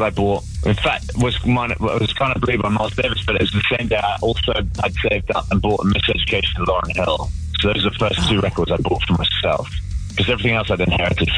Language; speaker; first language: English; native; English